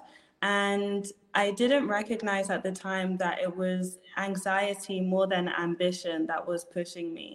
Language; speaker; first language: English; native; English